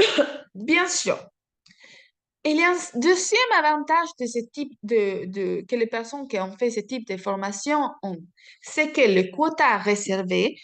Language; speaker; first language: French; non-native, fluent; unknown